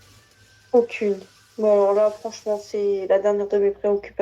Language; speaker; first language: French; native; French